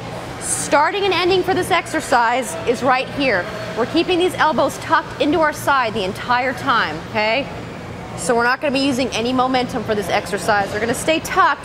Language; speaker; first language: English; native; English